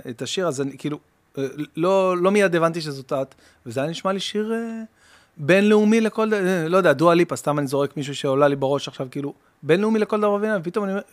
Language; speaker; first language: Hebrew; native; Hebrew